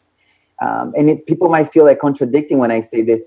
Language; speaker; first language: English; non-native, fluent; Portuguese